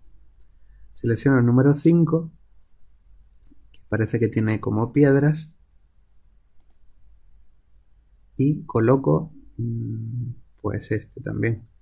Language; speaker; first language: Spanish; native; Spanish